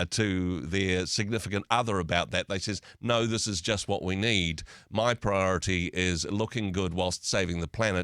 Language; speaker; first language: English; native; English